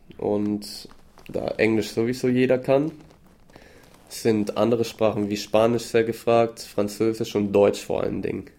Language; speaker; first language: German; native; German